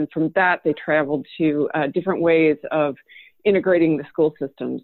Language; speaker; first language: English; native; English